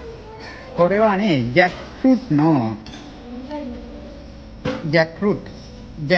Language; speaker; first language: Japanese; non-native, fluent; Sinhala